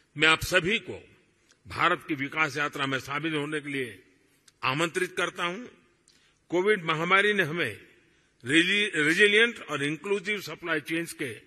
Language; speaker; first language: Hindi; non-native, local second language; Gujarati